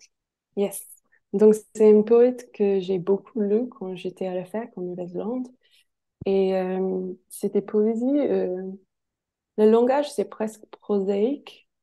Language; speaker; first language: French; non-native, fluent; English